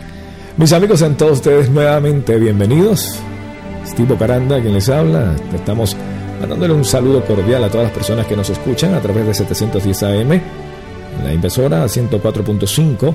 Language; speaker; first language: Spanish; native; Spanish